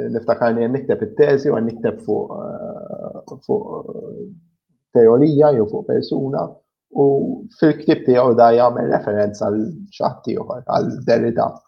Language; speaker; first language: Maltese; early bilingual, other home language; English